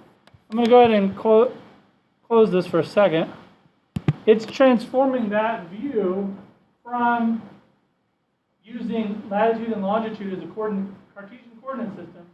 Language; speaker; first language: English; native; English